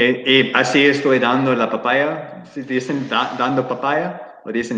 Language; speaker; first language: Spanish; non-native, learner; English